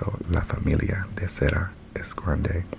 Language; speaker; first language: Spanish; non-native, learner; English